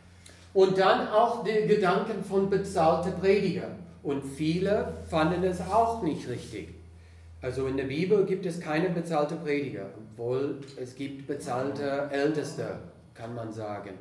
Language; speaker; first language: German; non-native, fluent; English